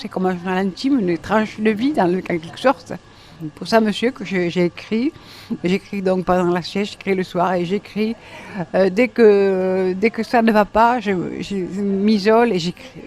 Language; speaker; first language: French; native; French